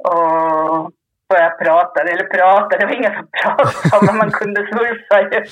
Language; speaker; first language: Swedish; early bilingual, other home language; Spanish